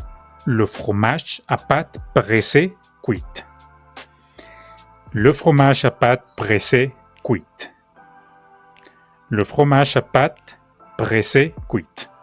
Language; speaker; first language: French; non-native, fluent; Spanish